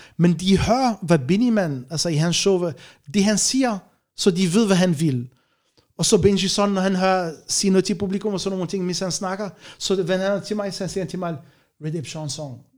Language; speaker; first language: Danish; non-native, fluent; Arabic